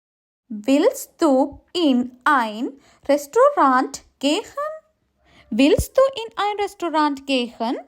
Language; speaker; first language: German; non-native, learner; Sinhala